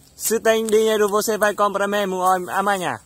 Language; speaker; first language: Portuguese; non-native, learner; Vietnamese